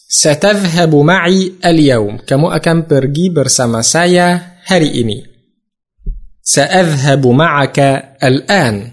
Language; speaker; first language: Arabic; non-native, fluent; Indonesian